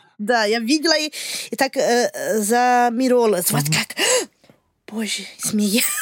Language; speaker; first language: Russian; non-native, learner; Portuguese